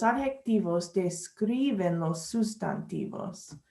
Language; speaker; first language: Spanish; non-native, learner; English